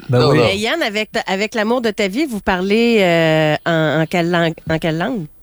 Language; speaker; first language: French; native; French